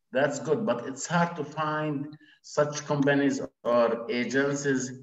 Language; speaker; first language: English; non-native, fluent; Arabic